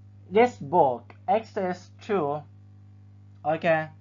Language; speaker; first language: English; non-native, learner; Thai